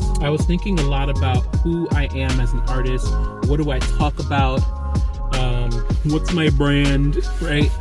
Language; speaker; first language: English; native; English